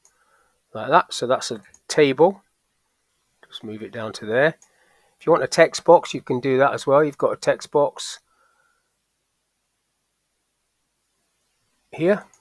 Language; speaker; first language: English; native; English